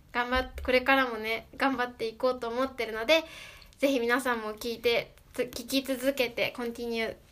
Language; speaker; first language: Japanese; native; Japanese